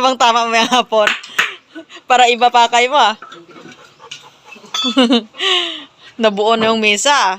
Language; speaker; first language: Filipino; non-native, local second language; Cebuano